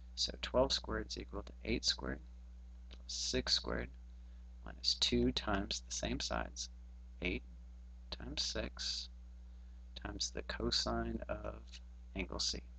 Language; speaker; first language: English; native; English